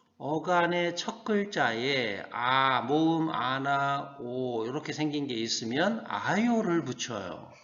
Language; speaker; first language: Korean; native; Korean